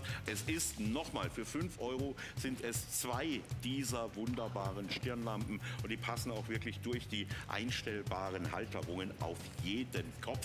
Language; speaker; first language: German; native; German